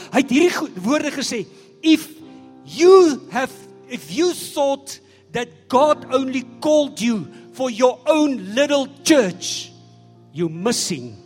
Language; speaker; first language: English; non-native, local second language; Afrikaans